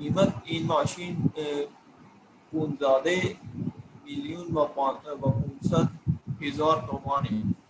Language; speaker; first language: Persian; non-native, learner; Urdu